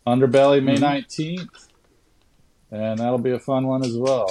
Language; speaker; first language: English; native; English